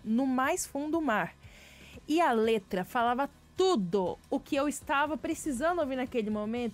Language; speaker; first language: Portuguese; native; Portuguese